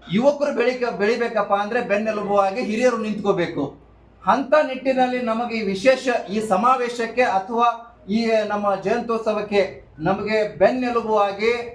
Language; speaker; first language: Kannada; non-native, local second language; Lambadi